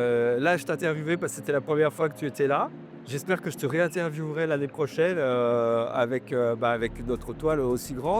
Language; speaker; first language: French; native; French